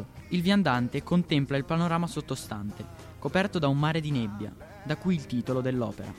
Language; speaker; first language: Italian; native; Italian